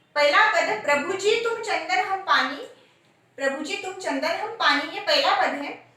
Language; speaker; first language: Hindi; non-native, local second language; Marathi